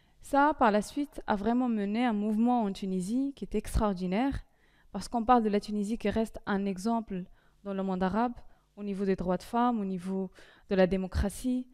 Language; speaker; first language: French; non-native, local second language; Arabic